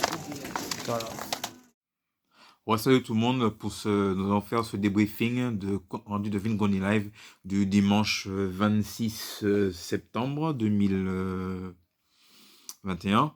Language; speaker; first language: French; native; French